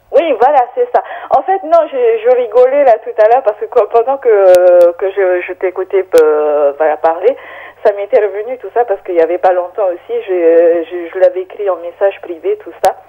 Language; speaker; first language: French; native; French